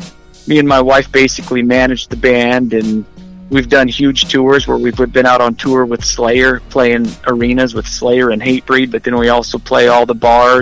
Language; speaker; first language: English; native; English